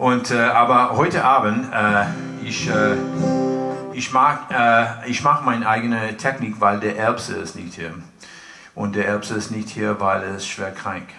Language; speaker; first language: German; non-native, fluent; English